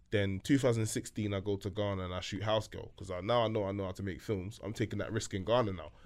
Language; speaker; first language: English; non-native, local second language; French